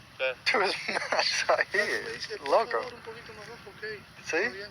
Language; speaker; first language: Spanish; non-native, learner; English